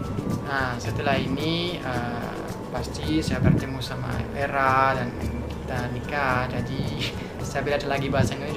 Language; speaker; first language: Indonesian; non-native, fluent; French